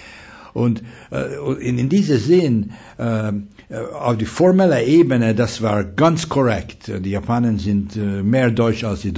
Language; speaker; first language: German; non-native, fluent; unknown